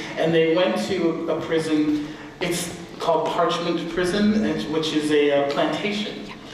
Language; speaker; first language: English; native; English